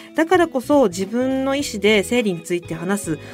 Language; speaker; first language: Japanese; native; Japanese